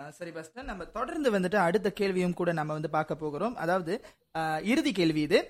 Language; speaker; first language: Tamil; native; Tamil